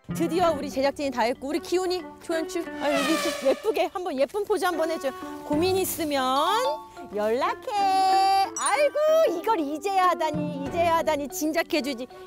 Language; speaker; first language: Korean; native; Korean